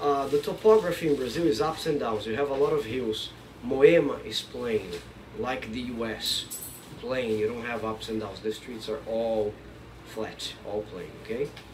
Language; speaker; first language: English; non-native, fluent; Portuguese